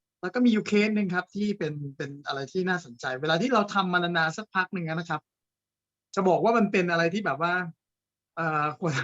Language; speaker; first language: Thai; native; Thai